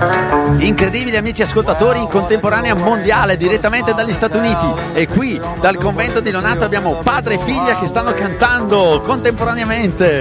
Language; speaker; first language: Italian; native; Italian